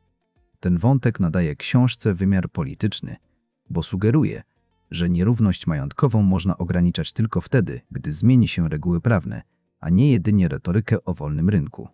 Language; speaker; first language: Polish; native; Polish